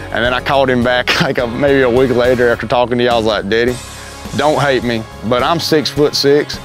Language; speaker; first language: English; native; English